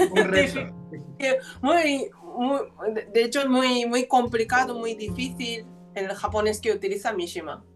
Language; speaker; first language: Spanish; non-native, fluent; Japanese